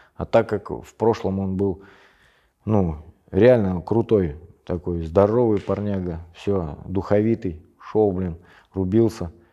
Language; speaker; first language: Russian; native; Russian